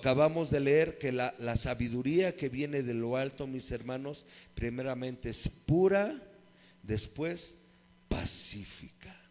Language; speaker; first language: Spanish; native; Spanish